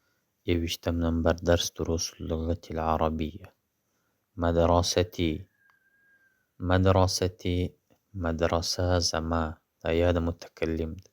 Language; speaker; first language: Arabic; non-native, fluent; Pashto